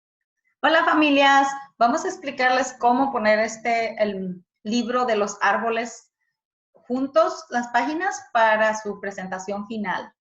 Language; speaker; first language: Spanish; early bilingual, heritage; Spanish